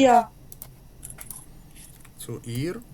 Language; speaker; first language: German; non-native, fluent; Ukrainian